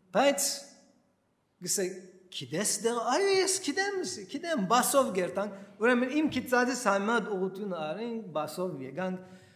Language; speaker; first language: Armenian; early bilingual, heritage; Armenian